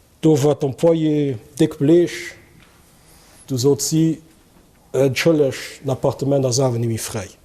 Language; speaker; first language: Luxembourgish; early bilingual, other home language; Kabuverdianu